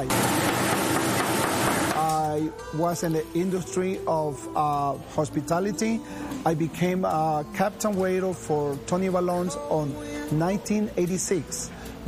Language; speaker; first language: English; non-native, fluent; Spanish